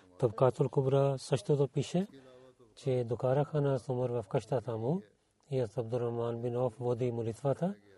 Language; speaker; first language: Bulgarian; non-native, learner; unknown